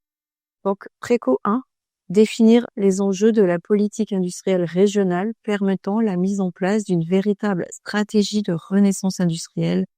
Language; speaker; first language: French; native; French